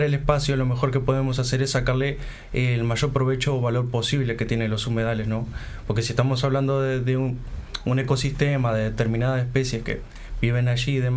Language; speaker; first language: Spanish; native; Spanish